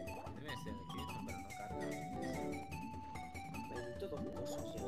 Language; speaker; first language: Spanish; native; Spanish